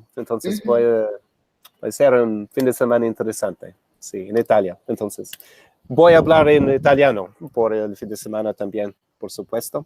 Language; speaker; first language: Spanish; non-native, fluent; English